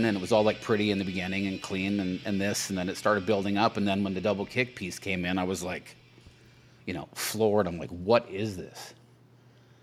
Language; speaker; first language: English; native; English